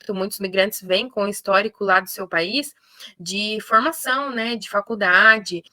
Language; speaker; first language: Portuguese; native; Portuguese